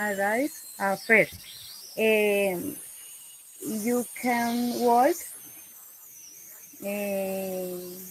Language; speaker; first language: English; non-native, learner; Spanish